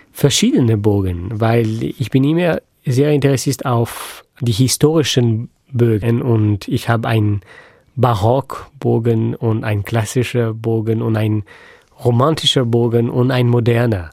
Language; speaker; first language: German; non-native, fluent; French